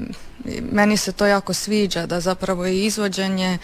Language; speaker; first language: Serbian; native; Serbian